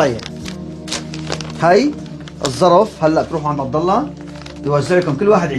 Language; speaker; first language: Arabic; native; Arabic